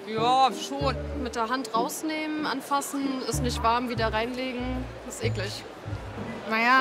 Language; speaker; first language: German; native; German